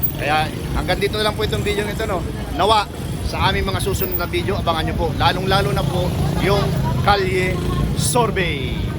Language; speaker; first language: Filipino; native; Filipino